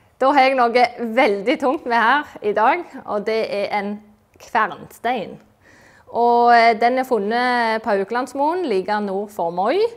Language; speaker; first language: Norwegian; native; Norwegian